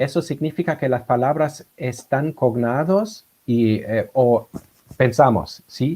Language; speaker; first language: Spanish; non-native, fluent; German